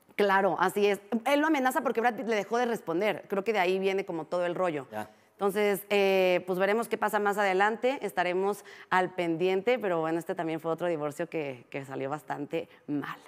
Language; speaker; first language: Spanish; native; Spanish